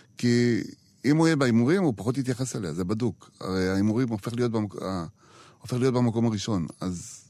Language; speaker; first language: Hebrew; native; Hebrew